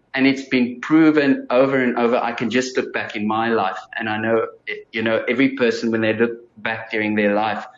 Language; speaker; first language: English; non-native, local second language; Afrikaans